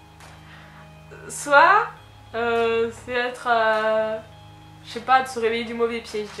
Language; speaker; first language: French; native; French